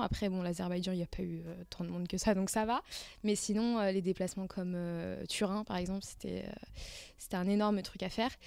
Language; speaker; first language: French; native; French